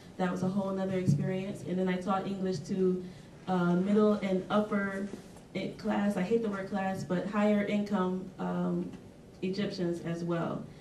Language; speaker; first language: English; native; English